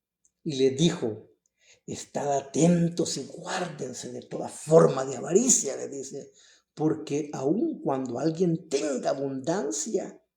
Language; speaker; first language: Spanish; native; Spanish